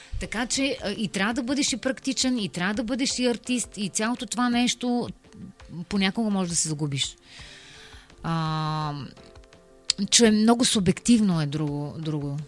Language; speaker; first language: Bulgarian; native; Bulgarian